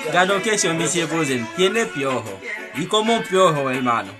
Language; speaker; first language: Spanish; non-native, learner; Haitian Creole